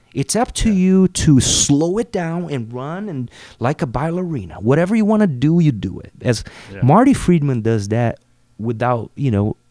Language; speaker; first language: English; non-native, fluent; Portuguese